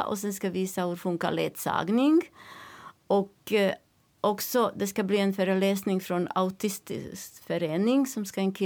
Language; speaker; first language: Swedish; non-native, learner; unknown